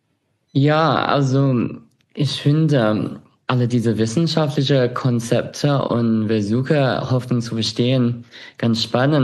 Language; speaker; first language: German; non-native, fluent; English